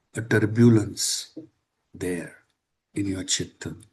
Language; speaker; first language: English; non-native, local second language; Marathi